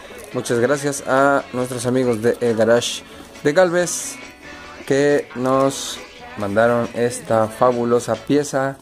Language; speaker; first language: Spanish; native; Spanish